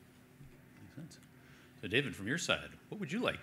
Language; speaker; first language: English; native; English